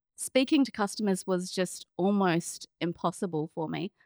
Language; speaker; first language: English; native; English